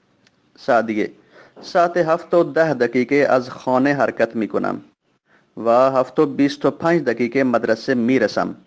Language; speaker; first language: Persian; non-native, fluent; Urdu